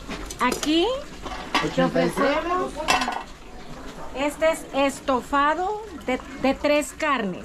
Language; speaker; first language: Spanish; native; Spanish